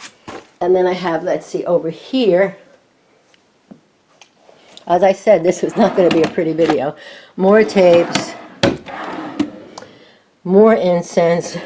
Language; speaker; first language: English; native; English